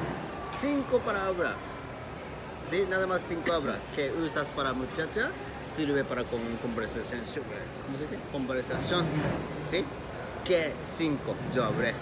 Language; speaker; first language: Spanish; non-native, learner; Japanese